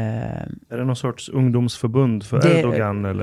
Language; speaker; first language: Swedish; early bilingual, other home language; Persian